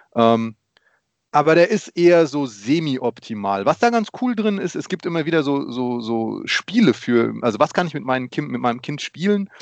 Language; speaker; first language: German; early bilingual, other home language; Polish